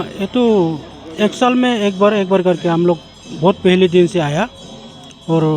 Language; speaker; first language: Hindi; non-native, learner; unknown